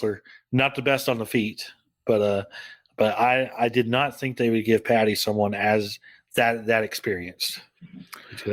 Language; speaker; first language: English; native; English